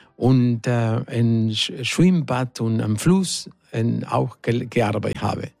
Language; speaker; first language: German; non-native, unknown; Spanish